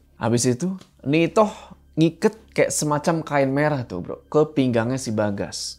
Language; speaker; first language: Indonesian; native; Indonesian